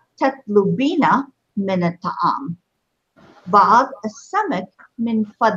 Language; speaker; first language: Arabic; non-native, fluent; English